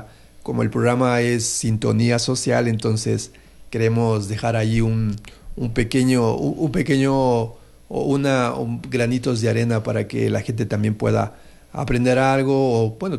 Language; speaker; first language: Spanish; native; Spanish